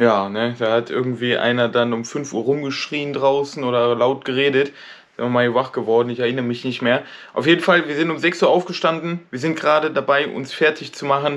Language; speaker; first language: German; native; German